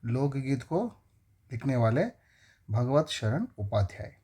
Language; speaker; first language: Hindi; non-native, local second language; Telugu